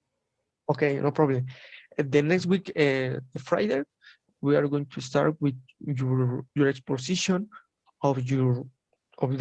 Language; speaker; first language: English; non-native, learner; Spanish